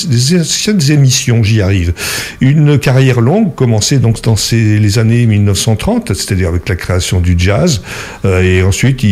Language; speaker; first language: French; native; French